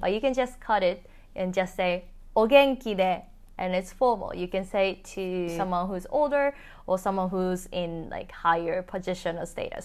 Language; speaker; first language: English; non-native, fluent; Japanese